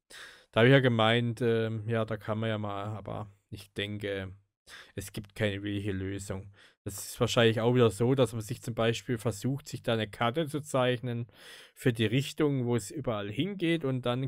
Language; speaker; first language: German; native; German